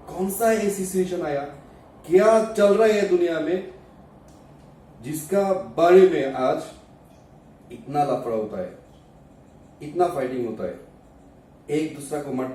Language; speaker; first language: Hindi; non-native, learner; Bangla